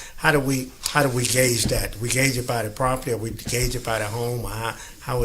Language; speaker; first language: English; native; English